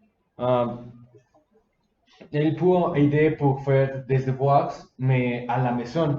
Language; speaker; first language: French; non-native, learner; Spanish